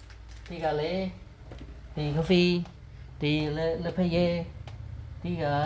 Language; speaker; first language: Burmese; non-native, learner; Khmer